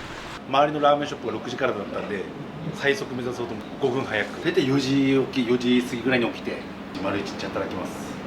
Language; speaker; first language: Japanese; native; Japanese